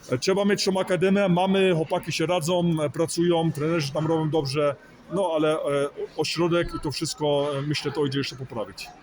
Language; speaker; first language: Polish; early bilingual, heritage; Polish